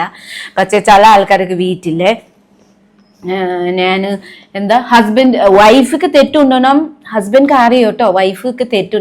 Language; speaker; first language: Malayalam; non-native, learner; Nepali